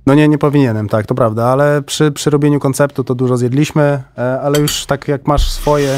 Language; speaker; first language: Polish; native; Polish